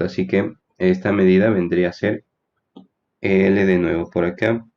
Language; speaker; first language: Spanish; native; Spanish